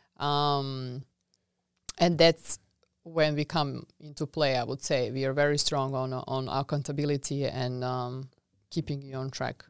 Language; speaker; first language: English; non-native, fluent; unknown